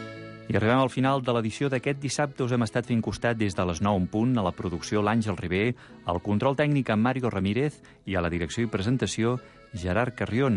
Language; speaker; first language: Catalan; native; Catalan